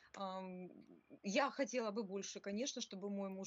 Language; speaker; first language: Russian; native; Russian